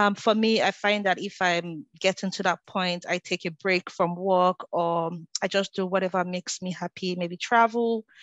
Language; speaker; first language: English; non-native, local second language; Yoruba